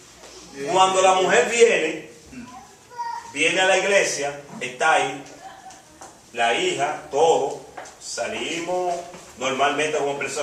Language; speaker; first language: Spanish; native; Spanish